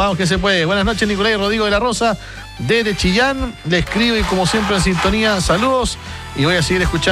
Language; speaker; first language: Spanish; native; Spanish